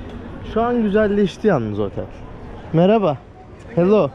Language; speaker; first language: Turkish; native; Turkish